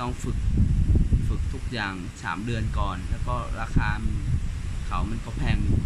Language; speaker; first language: Thai; non-native, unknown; Vietnamese